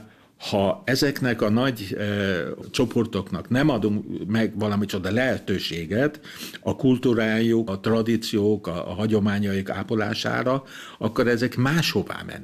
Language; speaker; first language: Hungarian; non-native, fluent; German